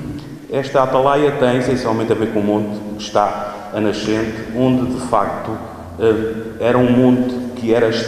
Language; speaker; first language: Portuguese; native; Portuguese